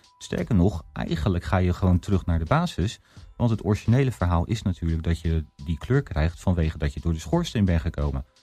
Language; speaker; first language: Dutch; native; Dutch